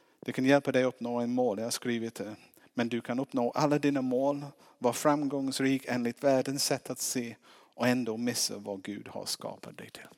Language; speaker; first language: Swedish; non-native, fluent; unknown